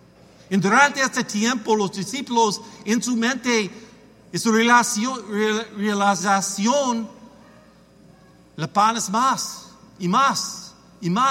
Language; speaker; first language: Spanish; non-native, learner; English